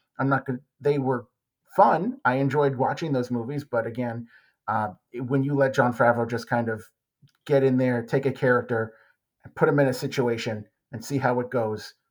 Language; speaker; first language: English; native; English